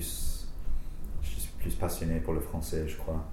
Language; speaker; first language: French; non-native, fluent; English